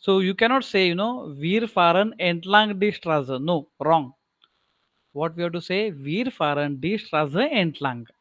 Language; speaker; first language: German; non-native, learner; Marathi